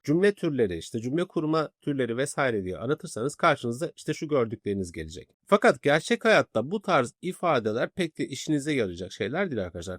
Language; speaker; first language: Turkish; native; Turkish